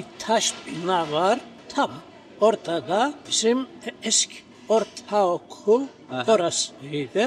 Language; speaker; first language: Turkish; non-native, local second language; Greek